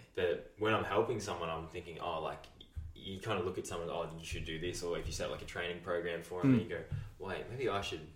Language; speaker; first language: English; native; English